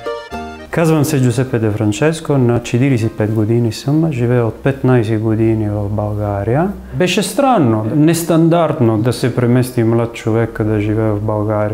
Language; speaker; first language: Bulgarian; non-native, fluent; Italian